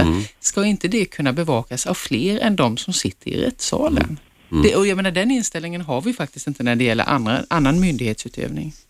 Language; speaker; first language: Swedish; native; Swedish